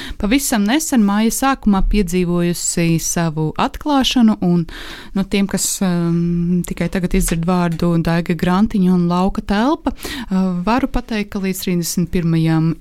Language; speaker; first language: Latvian; native; Latvian